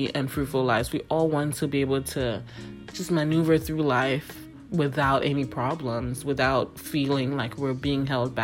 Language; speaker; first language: English; non-native, local second language; Akan